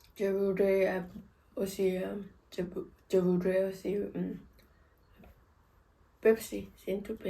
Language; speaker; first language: French; non-native, learner; Thai